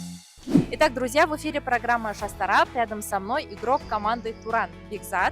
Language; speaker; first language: Russian; native; Russian